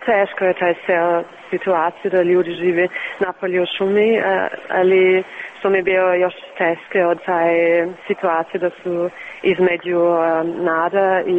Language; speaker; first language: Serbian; early bilingual, heritage; Serbian